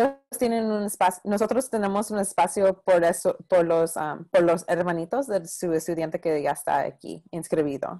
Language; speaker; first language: Spanish; non-native, local second language; English